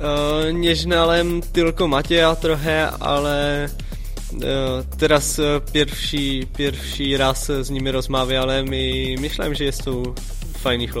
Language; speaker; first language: Polish; non-native, learner; Czech